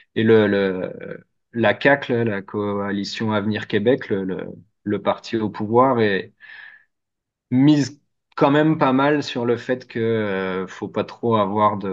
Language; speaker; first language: French; native; French